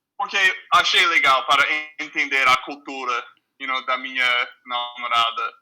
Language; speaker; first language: Portuguese; non-native, fluent; English